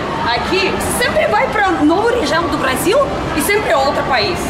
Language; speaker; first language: Portuguese; non-native, fluent; Russian